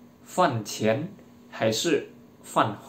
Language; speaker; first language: Chinese; non-native, fluent; Indonesian